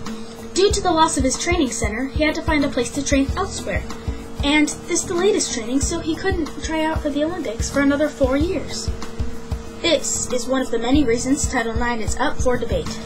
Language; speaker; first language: English; native; English